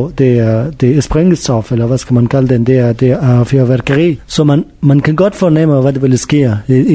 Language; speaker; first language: Danish; non-native, learner; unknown